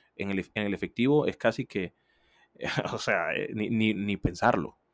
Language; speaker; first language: Spanish; native; Spanish